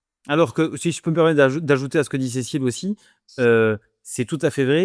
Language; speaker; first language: French; native; French